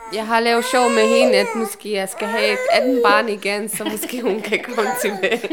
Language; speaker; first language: Danish; non-native, learner; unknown